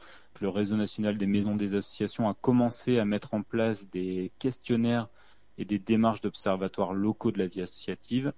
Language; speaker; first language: French; native; French